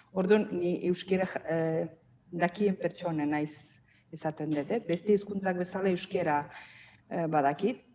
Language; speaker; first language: Basque; non-native, fluent; Azerbaijani